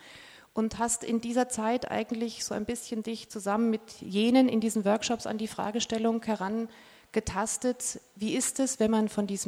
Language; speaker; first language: German; native; German